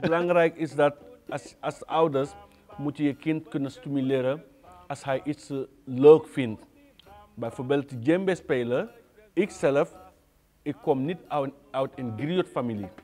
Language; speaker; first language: Dutch; non-native, learner; Wolof